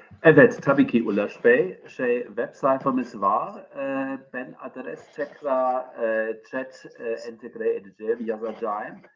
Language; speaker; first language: Turkish; non-native, fluent; German